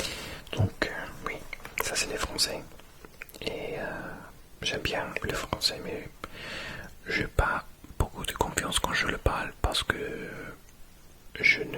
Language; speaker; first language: French; non-native, learner; English